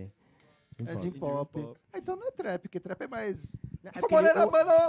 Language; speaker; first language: Portuguese; native; Portuguese